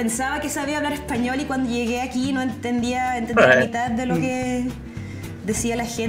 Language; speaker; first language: Spanish; non-native, fluent; English